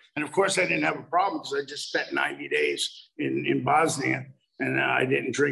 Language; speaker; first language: English; native; English